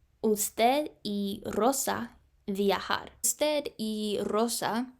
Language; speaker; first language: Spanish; non-native, learner; English